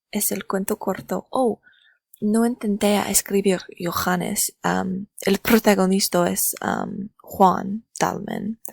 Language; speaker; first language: Spanish; non-native, learner; English